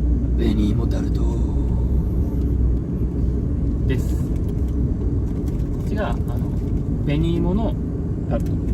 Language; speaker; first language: Japanese; native; Japanese